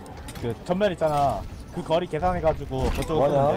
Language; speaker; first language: Korean; native; Korean